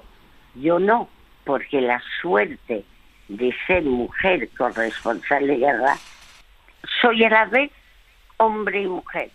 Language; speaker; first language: Spanish; early bilingual, other home language; French